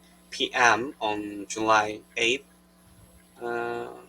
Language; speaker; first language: English; non-native, learner; Korean